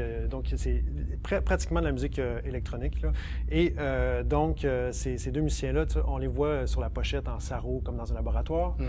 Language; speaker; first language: French; native; French